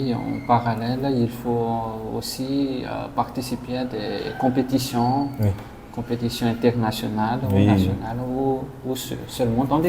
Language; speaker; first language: French; non-native, local second language; Malagasy